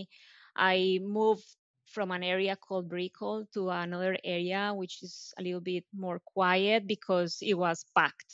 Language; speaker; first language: English; non-native, fluent; Spanish